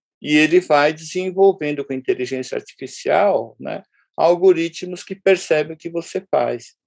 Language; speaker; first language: Portuguese; early bilingual, other home language; Japanese